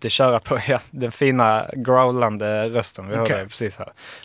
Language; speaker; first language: Swedish; native; Swedish